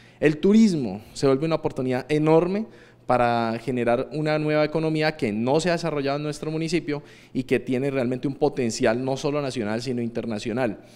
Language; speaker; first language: Spanish; native; Spanish